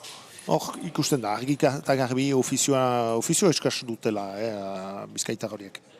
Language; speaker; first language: Basque; native; Basque